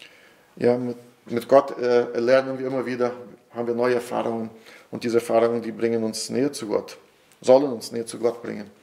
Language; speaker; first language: German; non-native, fluent; Portuguese